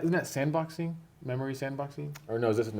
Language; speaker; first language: English; native; English